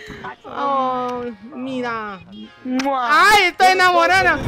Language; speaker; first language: Spanish; non-native, learner; Portuguese